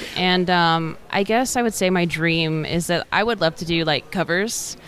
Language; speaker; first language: English; native; English